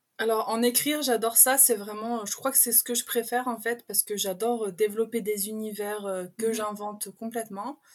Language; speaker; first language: French; native; French